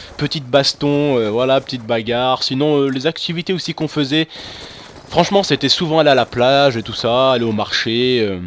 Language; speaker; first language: French; non-native, local second language; Arabic